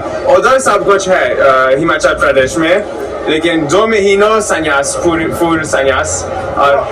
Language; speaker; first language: Hindi; non-native, learner; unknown